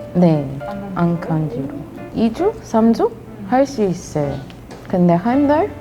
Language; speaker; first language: Korean; non-native, learner; English